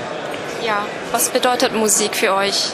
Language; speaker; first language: German; native; German